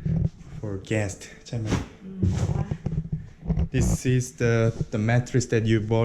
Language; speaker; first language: English; non-native, learner; Korean